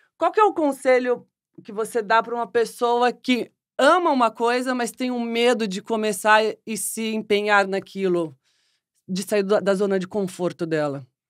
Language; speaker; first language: Portuguese; native; Portuguese